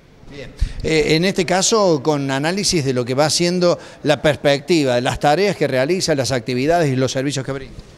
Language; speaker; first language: Spanish; native; Spanish